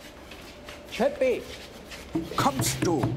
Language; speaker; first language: German; native; German